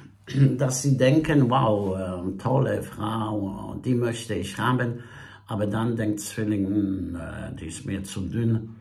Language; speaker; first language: German; non-native, fluent; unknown